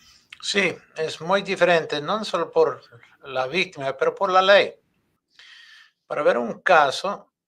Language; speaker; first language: Spanish; non-native, fluent; English